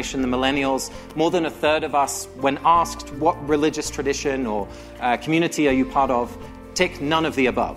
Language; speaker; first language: English; native; English